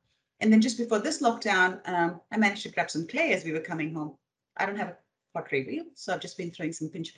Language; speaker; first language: English; non-native, local second language; Hindi